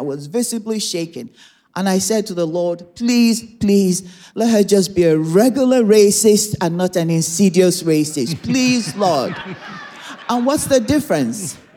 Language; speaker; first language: English; non-native, local second language; Igbo